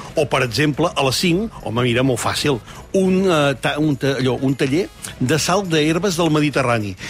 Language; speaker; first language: Catalan; native; Catalan